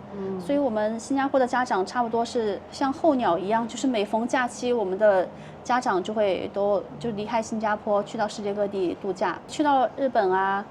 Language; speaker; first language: Chinese; native; Chinese